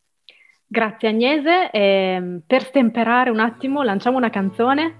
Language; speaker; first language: Italian; native; Italian